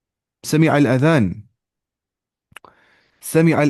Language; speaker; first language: Arabic; non-native, fluent; Urdu